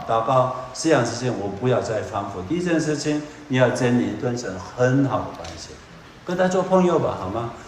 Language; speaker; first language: Chinese; non-native, fluent; Korean